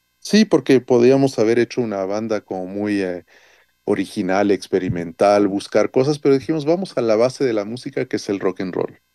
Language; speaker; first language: Spanish; early bilingual, heritage; French